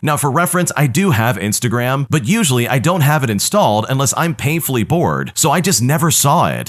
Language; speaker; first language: English; native; English